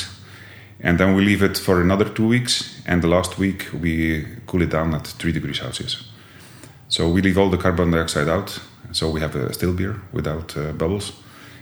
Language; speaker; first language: English; non-native, fluent; Dutch